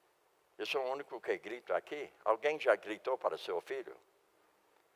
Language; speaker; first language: Portuguese; non-native, fluent; English